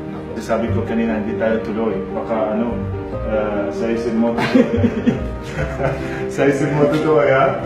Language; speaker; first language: Filipino; non-native, learner; Arabic